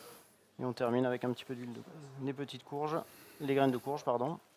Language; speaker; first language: French; native; French